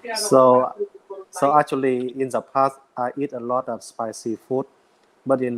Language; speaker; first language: English; non-native, learner; Vietnamese